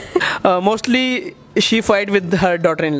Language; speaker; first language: English; non-native, learner; Urdu